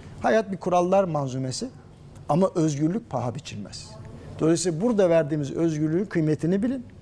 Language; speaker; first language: Turkish; native; Turkish